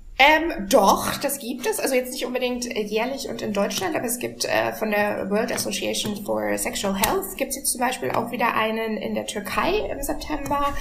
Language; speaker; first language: German; native; German